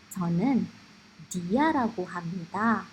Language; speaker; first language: Korean; non-native, fluent; Indonesian